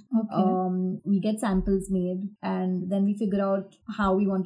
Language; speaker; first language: English; non-native, local second language; Gujarati